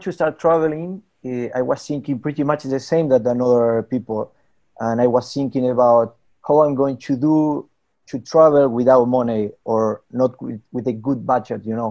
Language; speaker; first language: English; non-native, learner; Spanish